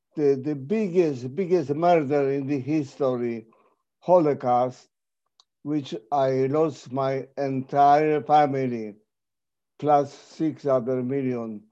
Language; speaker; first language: English; non-native, fluent; Polish